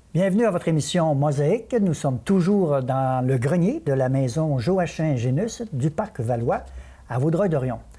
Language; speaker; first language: French; native; French